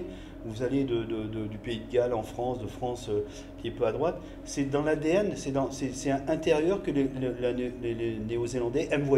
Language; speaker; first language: French; native; French